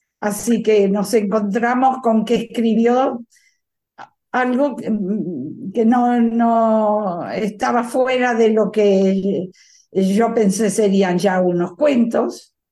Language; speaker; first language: Spanish; native; Spanish